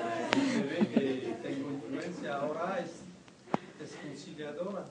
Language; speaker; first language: Spanish; non-native, fluent; French